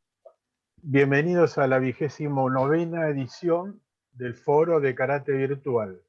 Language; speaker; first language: Spanish; native; Spanish